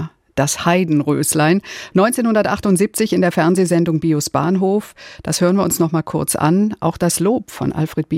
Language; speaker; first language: German; native; German